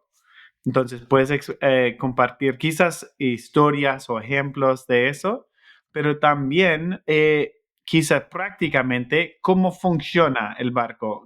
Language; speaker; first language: Spanish; non-native, fluent; English